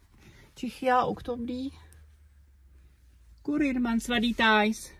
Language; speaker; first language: Latvian; non-native, learner; Czech